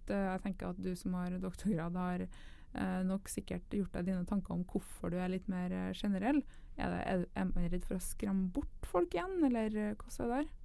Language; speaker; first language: Norwegian; native; Norwegian